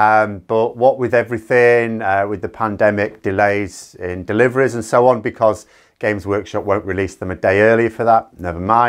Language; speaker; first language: English; native; English